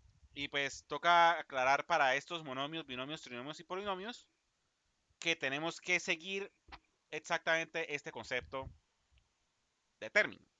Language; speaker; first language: Spanish; native; Spanish